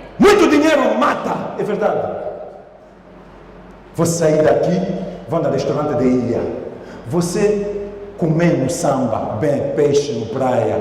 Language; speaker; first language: Portuguese; non-native, learner; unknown